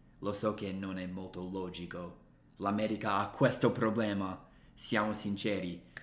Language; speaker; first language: Italian; non-native, fluent; English